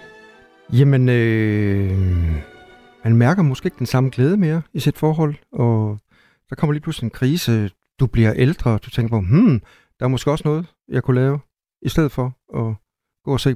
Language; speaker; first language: Danish; native; Danish